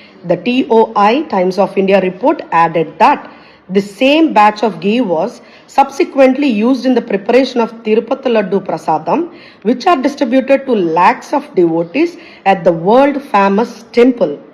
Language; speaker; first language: English; non-native, local second language; Telugu